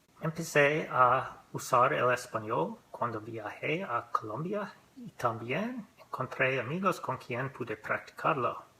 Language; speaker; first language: Spanish; non-native, learner; English